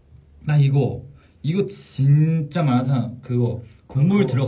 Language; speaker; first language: Korean; non-native, fluent; Chinese